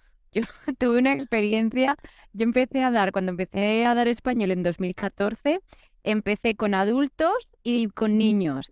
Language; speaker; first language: Spanish; native; Spanish